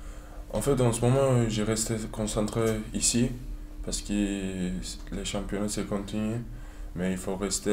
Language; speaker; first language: French; non-native, learner; Turkish